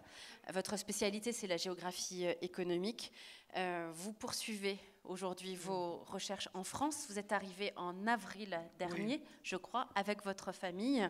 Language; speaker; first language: French; native; French